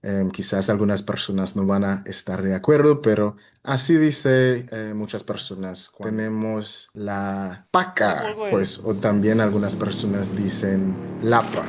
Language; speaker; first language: Spanish; non-native, fluent; English